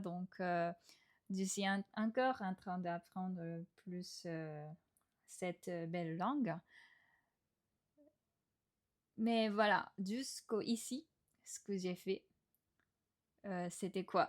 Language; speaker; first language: French; non-native, fluent; Japanese